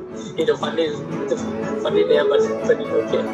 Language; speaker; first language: English; non-native, learner; Thai